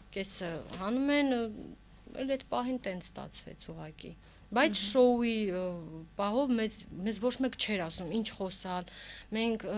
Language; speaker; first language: Armenian; early bilingual, heritage; Armenian